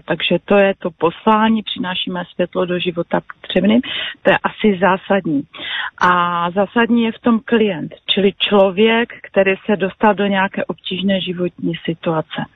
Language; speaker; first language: Czech; non-native, local second language; Polish